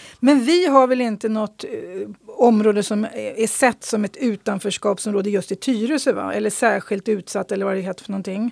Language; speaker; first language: Swedish; native; Swedish